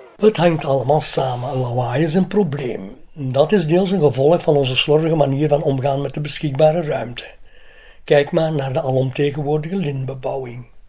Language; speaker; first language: Dutch; native; Dutch